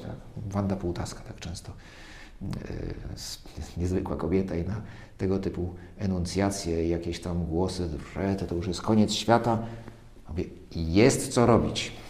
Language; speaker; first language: Polish; native; Polish